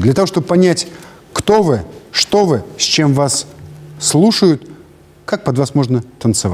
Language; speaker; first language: Russian; native; Russian